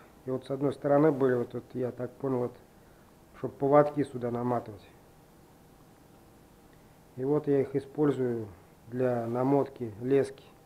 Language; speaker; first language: Russian; native; Russian